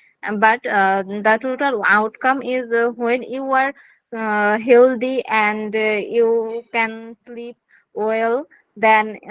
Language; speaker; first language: English; non-native, learner; Bangla